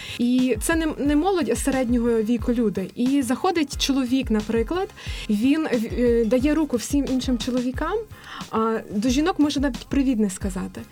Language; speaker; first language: Ukrainian; native; Ukrainian